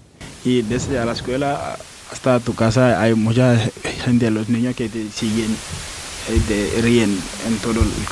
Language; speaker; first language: Spanish; non-native, learner; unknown